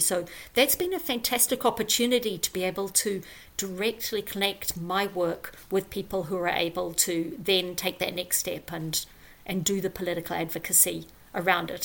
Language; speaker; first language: English; native; English